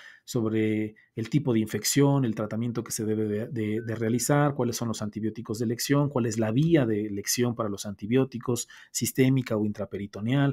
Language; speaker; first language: Spanish; native; Spanish